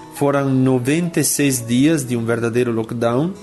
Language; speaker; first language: Portuguese; non-native, fluent; Italian